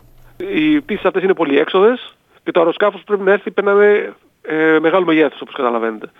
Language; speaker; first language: Greek; native; Greek